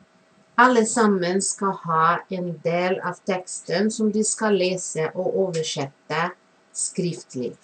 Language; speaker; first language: Norwegian; non-native, fluent; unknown